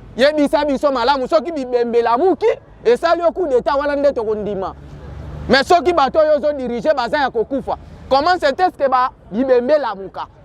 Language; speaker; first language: Lingala; non-native, local second language; Kituba (Democratic Republic of Congo)